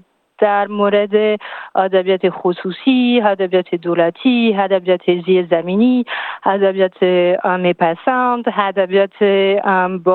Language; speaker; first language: Persian; non-native, fluent; French